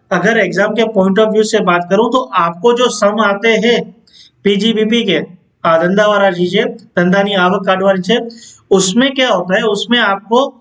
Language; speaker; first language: Hindi; non-native, local second language; Gujarati